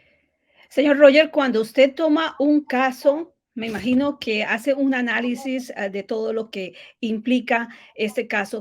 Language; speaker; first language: Spanish; native; Spanish